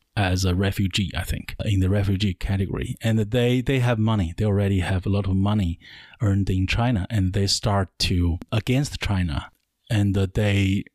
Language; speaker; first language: English; non-native, learner; Chinese